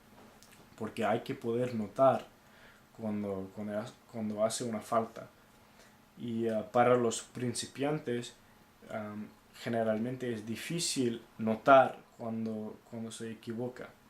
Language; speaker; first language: Spanish; non-native, fluent; English